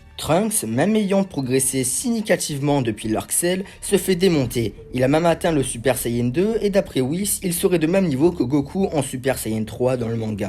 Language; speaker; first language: French; native; French